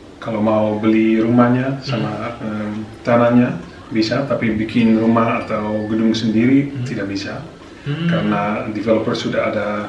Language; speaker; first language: Indonesian; non-native, fluent; Dutch